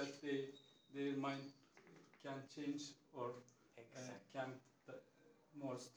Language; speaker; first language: English; non-native, learner; Turkish